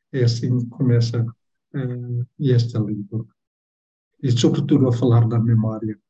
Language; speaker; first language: Portuguese; non-native, fluent; Tetum